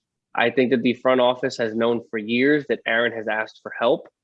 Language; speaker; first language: English; native; English